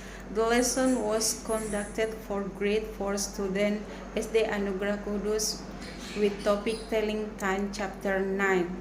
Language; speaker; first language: English; non-native, learner; Indonesian